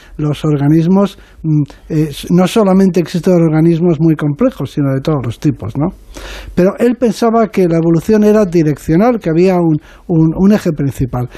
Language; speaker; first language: Spanish; native; Spanish